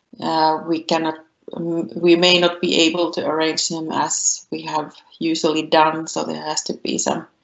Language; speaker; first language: English; non-native, fluent; Finnish